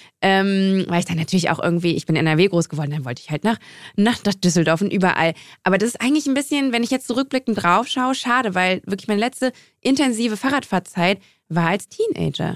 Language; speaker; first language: German; native; German